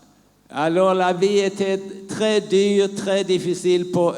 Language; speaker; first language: French; non-native, learner; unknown